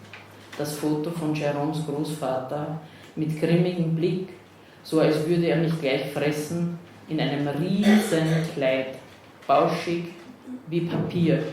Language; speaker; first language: German; native; German